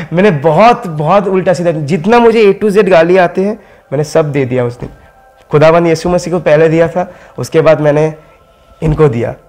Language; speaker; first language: Hindi; non-native, local second language; Bangla